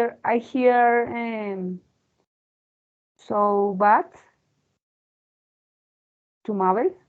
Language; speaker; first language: English; non-native, fluent; Spanish